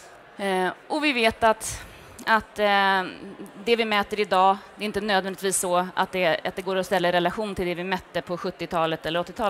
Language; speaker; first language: Swedish; native; Swedish